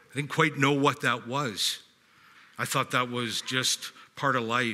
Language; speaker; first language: English; native; English